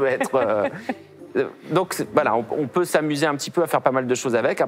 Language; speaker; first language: French; native; French